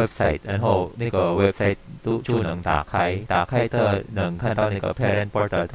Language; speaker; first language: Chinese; non-native, local second language; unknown